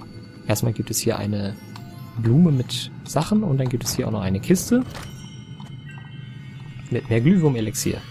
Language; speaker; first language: German; native; German